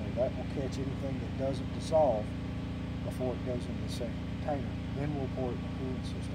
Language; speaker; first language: English; native; English